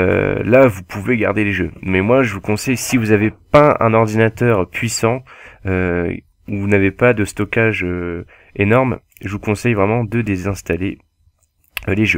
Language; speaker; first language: French; native; French